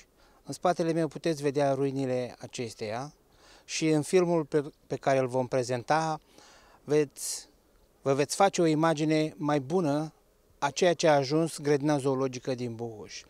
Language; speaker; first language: Romanian; native; Romanian